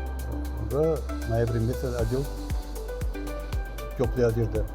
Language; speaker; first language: Russian; non-native, local second language; Tatar